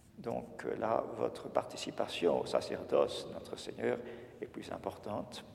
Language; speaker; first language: French; native; French